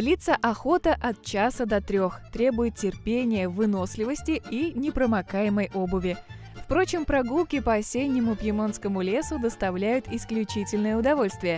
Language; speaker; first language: Russian; native; Russian